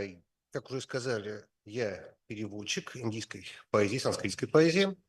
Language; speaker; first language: Russian; native; Russian